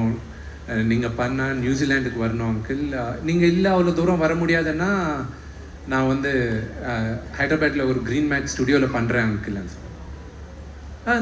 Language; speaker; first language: Tamil; non-native, local second language; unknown